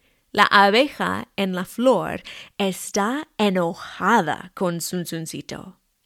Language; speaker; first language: Spanish; non-native, fluent; English